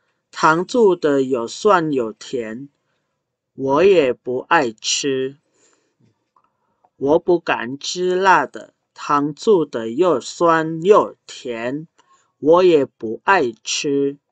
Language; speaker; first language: Chinese; non-native, fluent; Indonesian